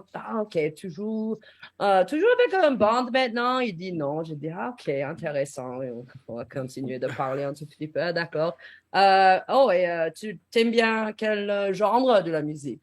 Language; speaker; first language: French; non-native, learner; English